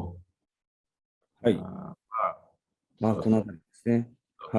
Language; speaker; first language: Japanese; native; Japanese